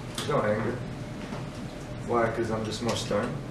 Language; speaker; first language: English; early bilingual, other home language; Spanish